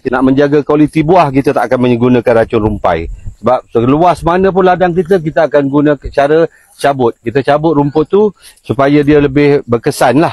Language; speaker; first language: Malay; native; Malay